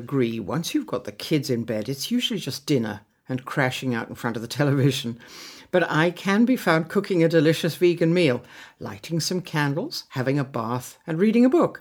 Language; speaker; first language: English; native; English